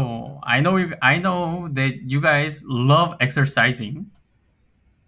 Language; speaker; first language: English; non-native, fluent; Korean